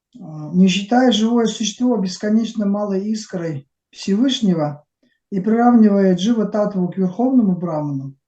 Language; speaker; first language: Russian; native; Russian